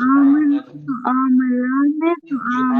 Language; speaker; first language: Arabic; non-native, learner; Urdu